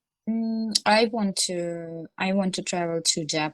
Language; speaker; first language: English; non-native, learner; Russian